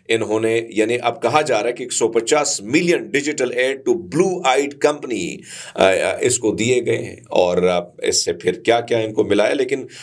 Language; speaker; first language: Urdu; non-native, local second language; Punjabi